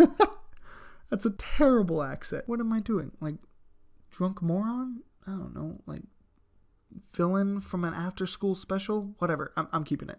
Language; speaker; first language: English; native; English